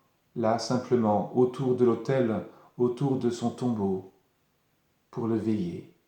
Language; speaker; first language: French; native; French